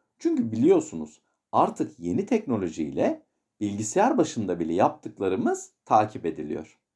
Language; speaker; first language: Turkish; native; Turkish